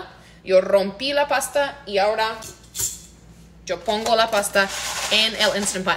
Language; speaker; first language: Spanish; non-native, learner; English